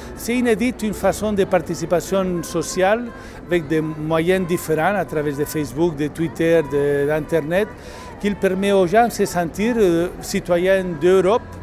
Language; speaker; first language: French; non-native, fluent; Catalan